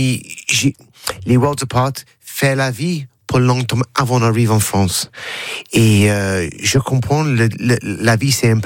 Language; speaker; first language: French; non-native, learner; English